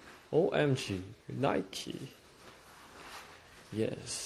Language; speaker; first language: English; non-native, learner; Korean